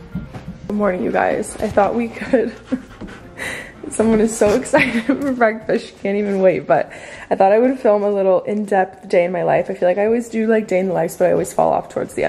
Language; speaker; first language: English; native; English